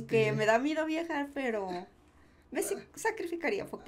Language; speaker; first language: Spanish; native; Spanish